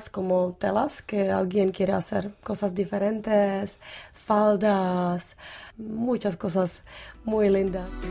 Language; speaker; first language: Spanish; non-native, learner; Czech